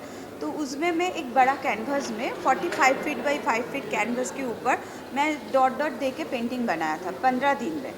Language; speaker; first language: Hindi; non-native, local second language; Bangla